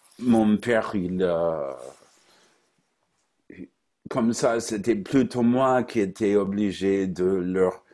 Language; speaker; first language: French; non-native, fluent; English